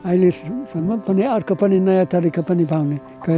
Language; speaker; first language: Nepali; non-native, learner; English